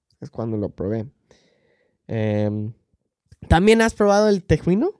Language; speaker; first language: Spanish; non-native, fluent; English